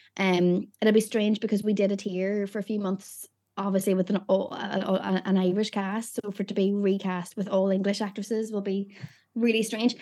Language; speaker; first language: English; native; English